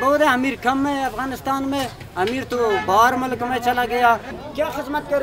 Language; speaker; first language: Hindi; non-native, learner; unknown